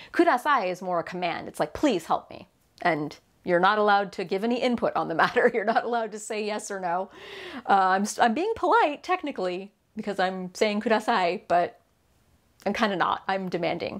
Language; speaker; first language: English; native; English